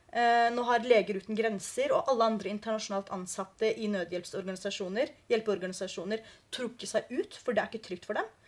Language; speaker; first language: Norwegian; early bilingual, other home language; Kurdish